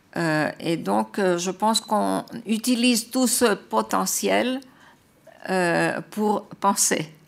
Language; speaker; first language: French; non-native, fluent; Croatian